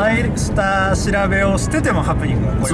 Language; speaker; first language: Japanese; native; Japanese